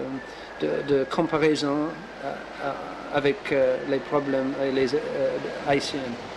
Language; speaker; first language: French; non-native, learner; English